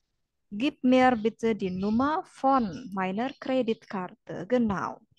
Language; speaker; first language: German; non-native, fluent; Indonesian